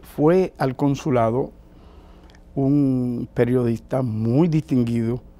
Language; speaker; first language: Spanish; native; Spanish